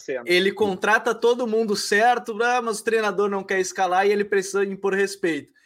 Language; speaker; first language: Portuguese; native; Portuguese